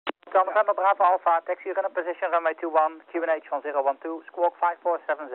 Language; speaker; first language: English; non-native, fluent; Dutch